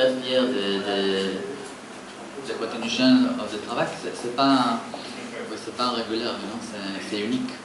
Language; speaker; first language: French; non-native, learner; Hebrew